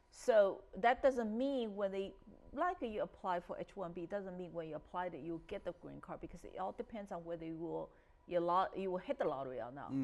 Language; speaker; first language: English; non-native, fluent; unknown